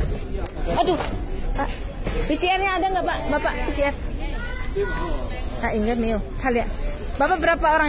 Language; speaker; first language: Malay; non-native, local second language; Javanese